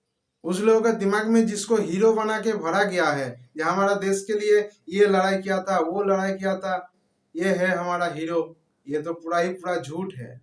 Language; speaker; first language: Hindi; non-native, local second language; Bangla